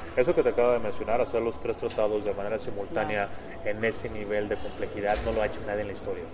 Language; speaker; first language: Spanish; native; Spanish